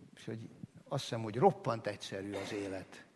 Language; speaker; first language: Hungarian; native; Hungarian